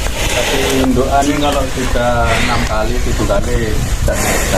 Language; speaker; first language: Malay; non-native, local second language; Javanese